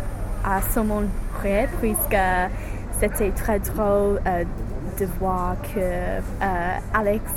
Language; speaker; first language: French; non-native, learner; English